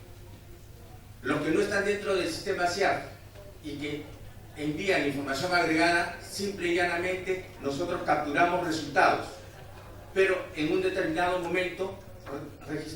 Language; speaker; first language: Spanish; native; Spanish